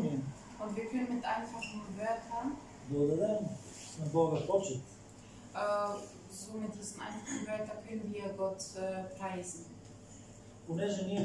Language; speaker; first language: German; non-native, fluent; Bulgarian